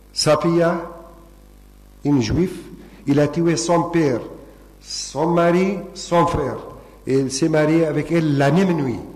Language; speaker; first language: French; non-native, fluent; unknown